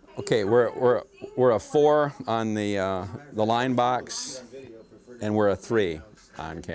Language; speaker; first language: English; native; English